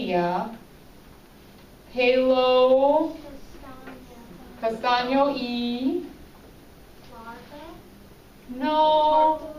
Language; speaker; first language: Spanish; non-native, fluent; English